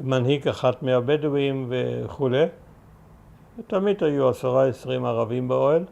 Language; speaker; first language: Hebrew; early bilingual, other home language; German